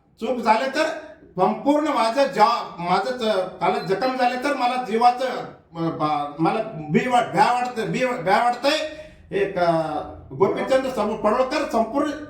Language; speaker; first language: Marathi; non-native, local second language; Kannada